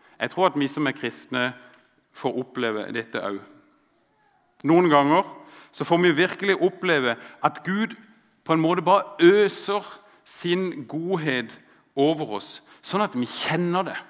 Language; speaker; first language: Norwegian; native; Norwegian